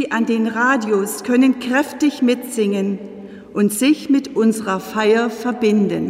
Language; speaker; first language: German; native; German